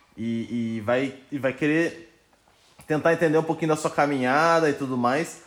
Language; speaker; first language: Portuguese; native; Portuguese